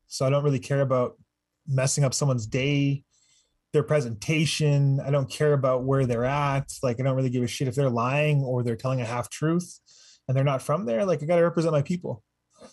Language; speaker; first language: English; native; English